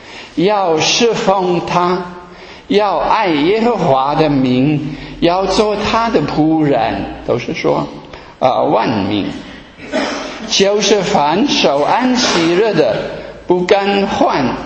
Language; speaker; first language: Chinese; non-native, fluent; German